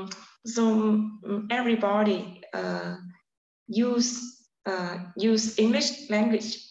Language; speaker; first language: English; non-native, learner; Vietnamese